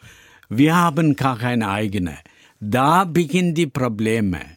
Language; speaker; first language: German; non-native, learner; Tamil